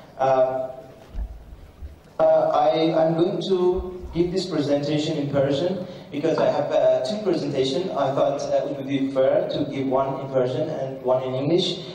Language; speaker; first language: English; non-native, fluent; Persian